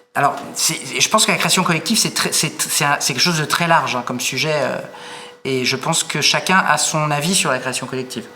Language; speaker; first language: French; early bilingual, other home language; Spanish